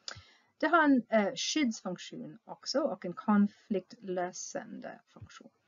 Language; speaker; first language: Swedish; non-native, fluent; English